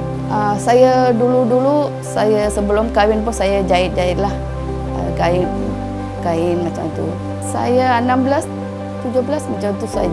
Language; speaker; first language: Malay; non-native, local second language; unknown